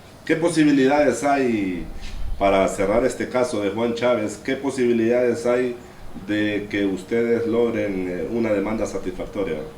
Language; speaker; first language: Spanish; native; Spanish